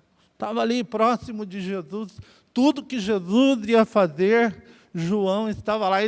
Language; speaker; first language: Portuguese; native; Portuguese